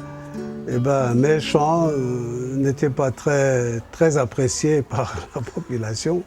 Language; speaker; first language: French; non-native, fluent; German